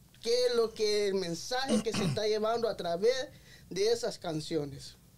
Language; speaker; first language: Spanish; early bilingual, heritage; Spanish